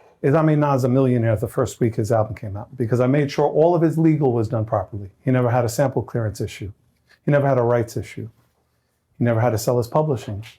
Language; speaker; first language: English; native; English